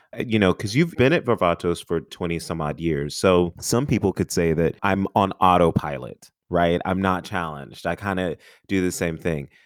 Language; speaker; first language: English; native; English